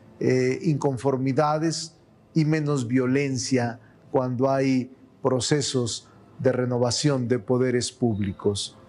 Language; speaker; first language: Spanish; native; Spanish